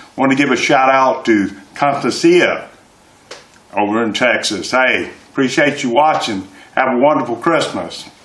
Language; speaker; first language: English; native; English